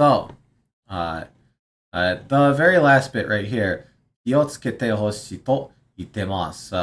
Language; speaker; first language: Japanese; non-native, learner; English